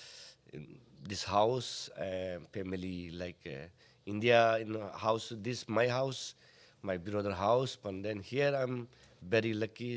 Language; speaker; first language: English; non-native, learner; Hindi